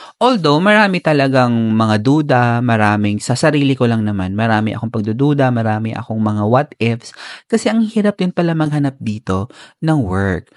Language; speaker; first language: Filipino; non-native, local second language; Cebuano